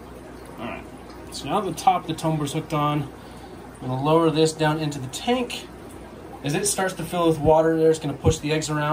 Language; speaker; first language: English; native; English